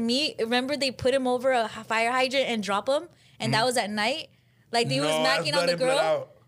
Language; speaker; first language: English; early bilingual, other home language; Spanish